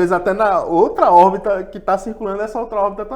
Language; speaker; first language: Portuguese; native; Portuguese